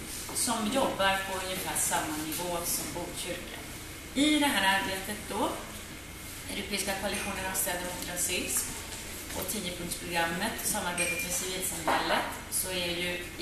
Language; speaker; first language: Swedish; native; Swedish